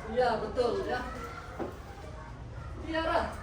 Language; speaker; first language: Indonesian; native; Indonesian